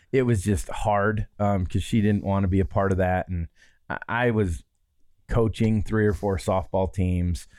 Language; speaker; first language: English; native; English